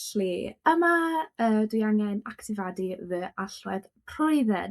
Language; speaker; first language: Welsh; non-native, local second language; English